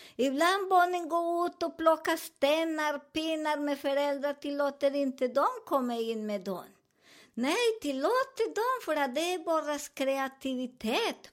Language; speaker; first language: Swedish; non-native, learner; Spanish